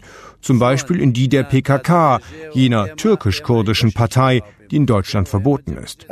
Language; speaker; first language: German; native; German